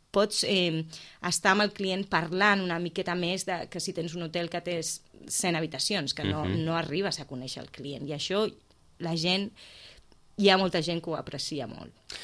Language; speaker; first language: Catalan; native; Catalan